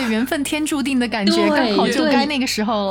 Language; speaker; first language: Chinese; native; Chinese